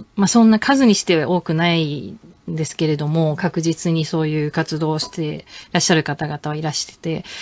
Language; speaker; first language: Japanese; native; Japanese